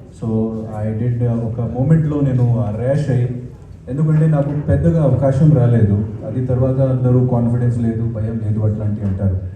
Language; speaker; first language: Telugu; non-native, fluent; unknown